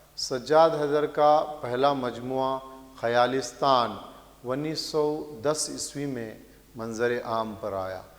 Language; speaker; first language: Urdu; native; Urdu